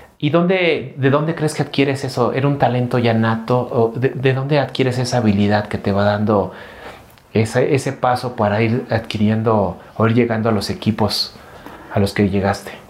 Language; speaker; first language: Spanish; native; Spanish